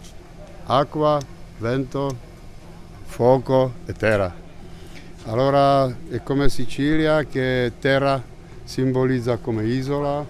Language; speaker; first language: Italian; non-native, learner; Czech